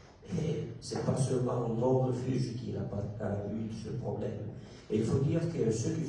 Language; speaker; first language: French; non-native, local second language; Italian